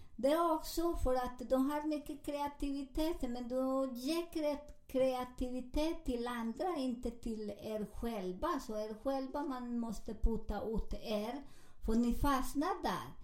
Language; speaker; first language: Swedish; non-native, learner; Spanish